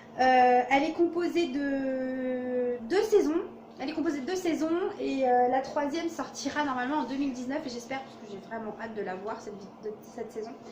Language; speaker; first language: French; native; French